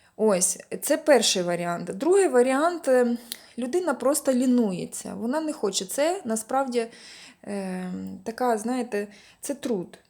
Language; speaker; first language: Ukrainian; non-native, local second language; Russian